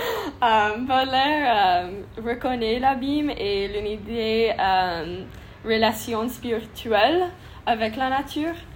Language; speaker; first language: French; non-native, learner; English